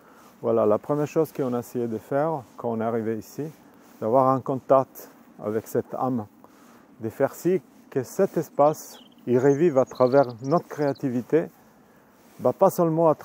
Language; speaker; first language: French; non-native, fluent; Italian